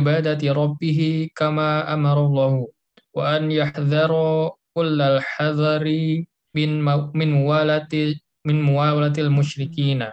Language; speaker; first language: Arabic; non-native, learner; Indonesian